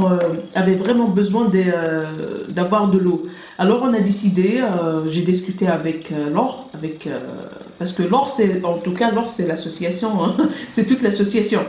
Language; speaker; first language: French; non-native, local second language; Arabic